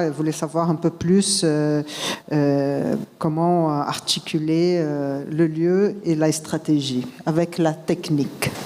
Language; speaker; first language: French; non-native, fluent; Portuguese